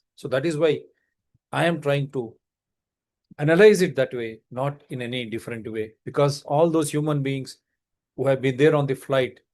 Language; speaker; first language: English; non-native, local second language; Telugu